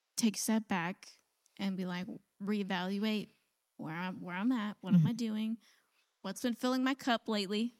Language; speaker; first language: English; native; English